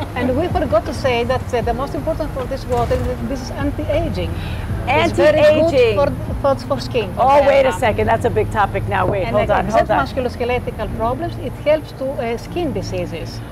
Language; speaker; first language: English; non-native, fluent; German